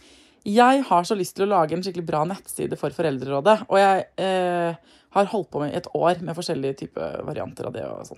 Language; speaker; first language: Norwegian; native; Norwegian